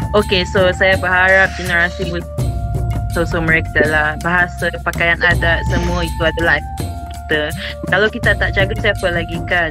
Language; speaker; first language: Malay; non-native, local second language; Iban